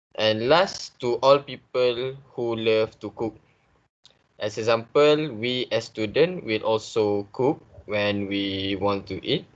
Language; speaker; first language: English; non-native, learner; Malay